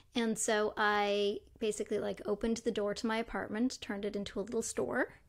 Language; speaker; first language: English; native; English